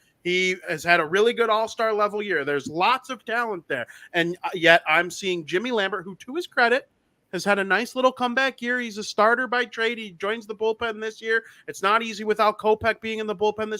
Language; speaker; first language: English; native; English